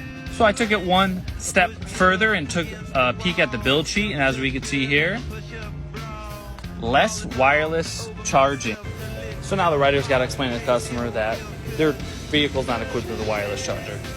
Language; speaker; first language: English; native; English